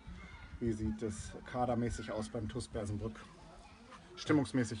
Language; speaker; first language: German; native; German